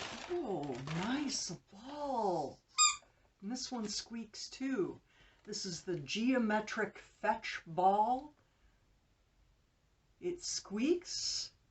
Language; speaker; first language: English; native; English